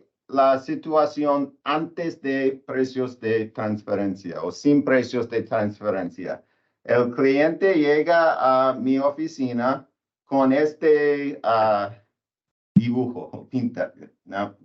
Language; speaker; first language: Spanish; non-native, learner; English